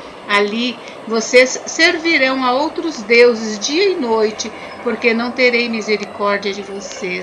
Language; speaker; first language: Portuguese; native; Portuguese